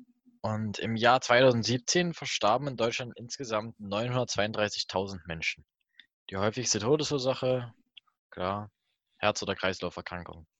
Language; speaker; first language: German; native; German